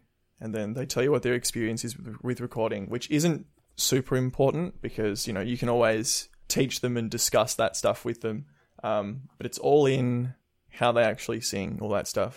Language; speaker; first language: English; native; English